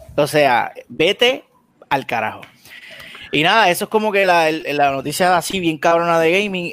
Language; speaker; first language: Spanish; native; Spanish